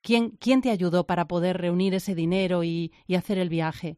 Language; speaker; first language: Spanish; native; Spanish